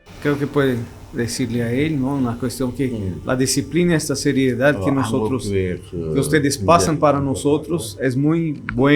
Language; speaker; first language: Spanish; non-native, fluent; Portuguese